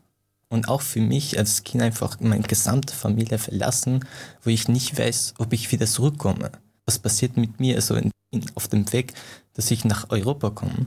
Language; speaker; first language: German; non-native, fluent; Persian